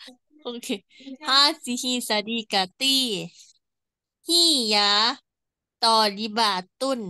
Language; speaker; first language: Arabic; non-native, learner; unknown